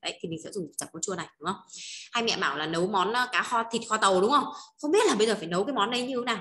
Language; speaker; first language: Vietnamese; native; Vietnamese